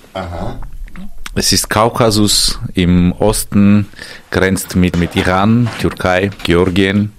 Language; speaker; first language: German; non-native, fluent; Armenian